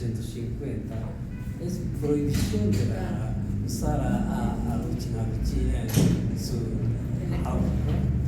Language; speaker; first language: Spanish; non-native, learner; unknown